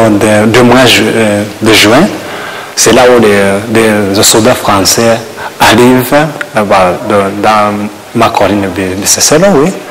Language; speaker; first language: French; non-native, learner; Kinyarwanda